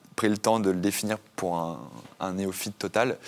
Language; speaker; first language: French; native; French